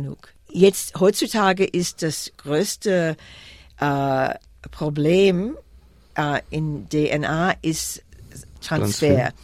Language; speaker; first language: German; non-native, fluent; English